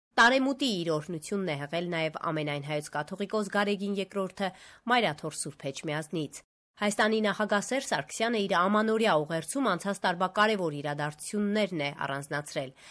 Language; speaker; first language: Armenian; native; Armenian